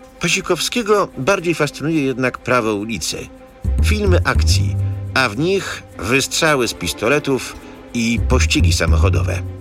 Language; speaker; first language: Polish; native; Polish